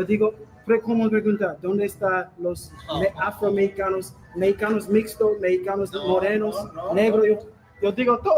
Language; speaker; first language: Spanish; non-native, learner; English